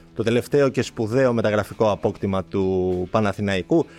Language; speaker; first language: Greek; native; Greek